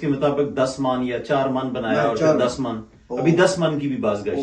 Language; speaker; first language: Hindi; native; Hindi